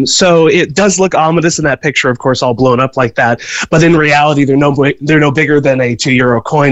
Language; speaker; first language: English; native; English